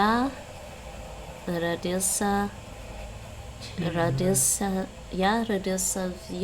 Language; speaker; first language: Russian; non-native, learner; English